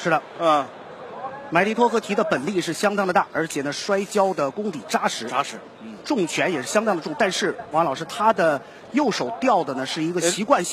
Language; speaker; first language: Chinese; native; Chinese